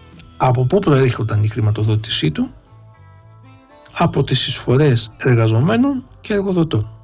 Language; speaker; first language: Greek; native; Greek